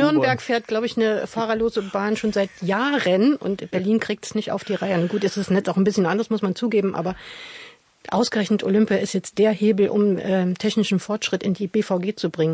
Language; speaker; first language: German; native; German